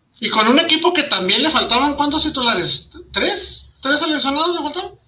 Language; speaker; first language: Spanish; native; Spanish